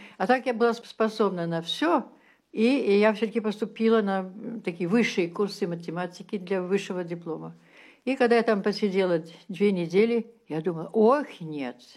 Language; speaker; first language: Russian; early bilingual, heritage; Russian